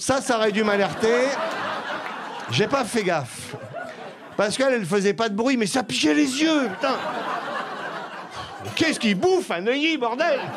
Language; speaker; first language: French; native; French